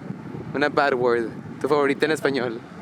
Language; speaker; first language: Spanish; early bilingual, heritage; Spanish